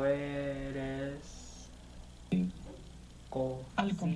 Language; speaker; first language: Spanish; non-native, learner; English